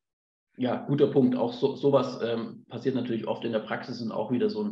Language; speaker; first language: German; native; German